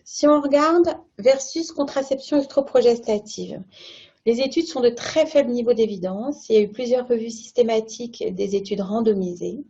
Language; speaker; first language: French; native; French